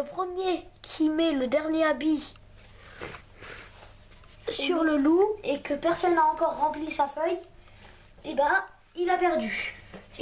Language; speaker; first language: French; native; French